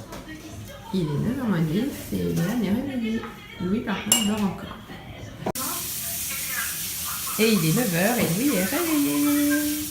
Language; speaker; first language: French; native; French